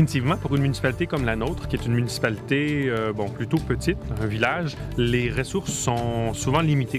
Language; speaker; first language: French; native; French